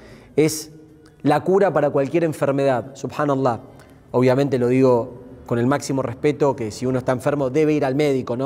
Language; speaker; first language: Spanish; native; Spanish